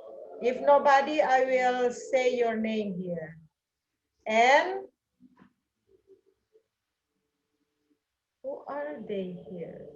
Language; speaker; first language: English; non-native, learner; Indonesian